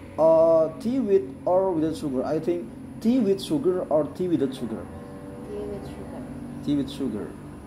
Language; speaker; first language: English; non-native, learner; Indonesian